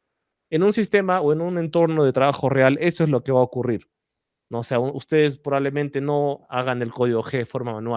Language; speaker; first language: Spanish; native; Spanish